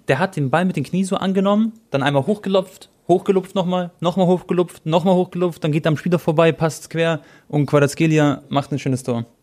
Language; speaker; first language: German; early bilingual, other home language; Croatian